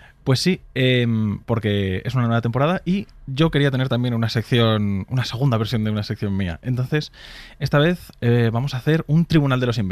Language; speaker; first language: Spanish; native; Spanish